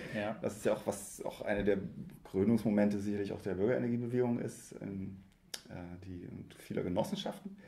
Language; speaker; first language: German; native; German